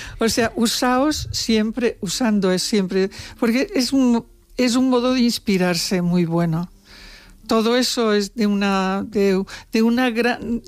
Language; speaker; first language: Spanish; non-native, local second language; Catalan